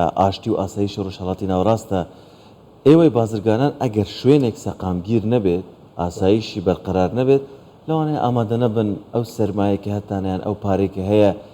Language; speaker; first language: Central Kurdish; non-native, local second language; Kurdish